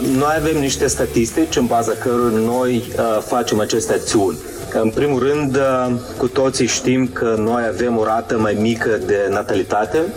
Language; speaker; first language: Romanian; native; Romanian